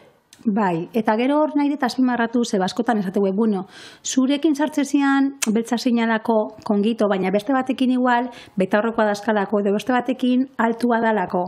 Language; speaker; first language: Basque; native; Basque